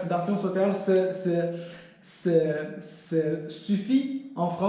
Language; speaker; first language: French; non-native, learner; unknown